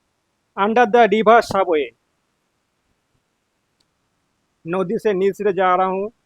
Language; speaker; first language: Hindi; non-native, local second language; Bangla